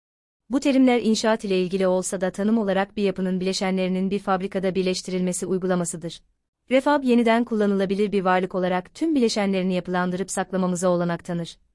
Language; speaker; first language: Turkish; native; Turkish